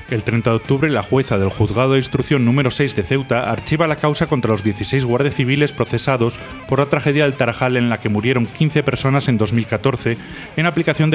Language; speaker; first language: Spanish; native; Spanish